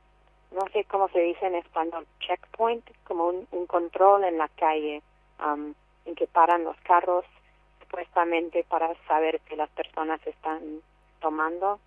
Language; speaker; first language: Spanish; non-native, fluent; English